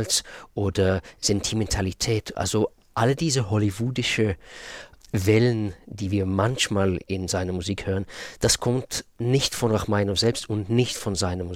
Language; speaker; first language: German; non-native, fluent; Russian